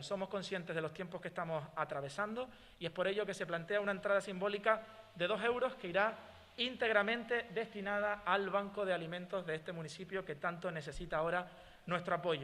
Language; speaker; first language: Spanish; native; Spanish